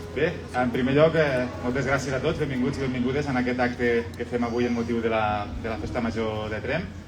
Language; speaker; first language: Catalan; native; Catalan